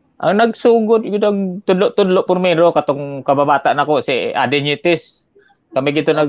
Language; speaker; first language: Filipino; non-native, local second language; Hiligaynon